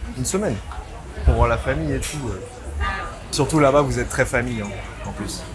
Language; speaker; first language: French; native; French